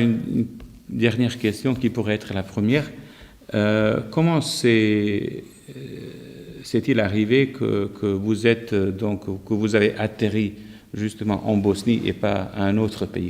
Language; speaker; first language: French; non-native, fluent; Croatian